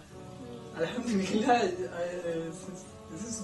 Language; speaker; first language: English; non-native, learner; Spanish